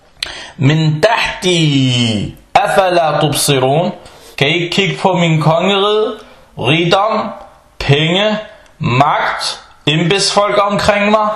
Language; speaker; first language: Danish; non-native, fluent; Arabic